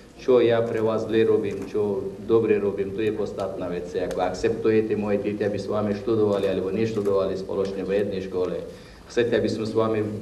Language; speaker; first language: Slovak; non-native, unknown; Persian